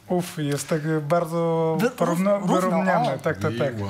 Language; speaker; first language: Polish; non-native, fluent; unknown